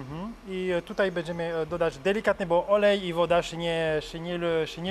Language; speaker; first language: Polish; non-native, learner; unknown